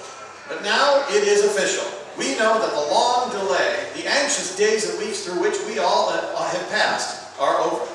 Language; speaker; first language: English; native; English